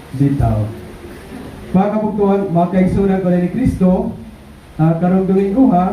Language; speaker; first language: Cebuano; non-native, local second language; Waray